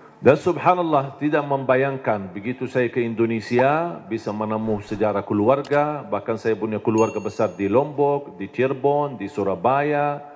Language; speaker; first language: Indonesian; non-native, fluent; Arabic